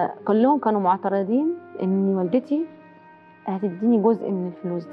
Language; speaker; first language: Arabic; native; Arabic